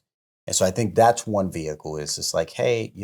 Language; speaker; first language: English; native; English